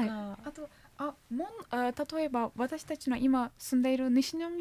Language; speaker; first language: Japanese; non-native, fluent; Turkish